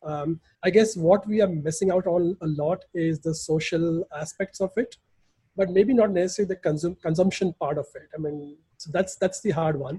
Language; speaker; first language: English; non-native, local second language; Gujarati